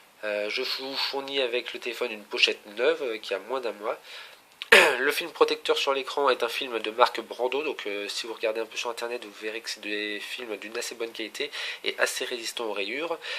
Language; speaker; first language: French; native; French